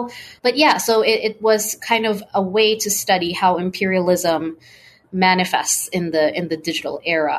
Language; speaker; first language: English; non-native, local second language; Filipino